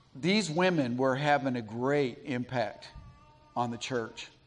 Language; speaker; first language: English; native; English